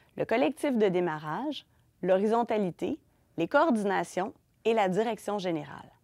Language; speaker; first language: French; native; French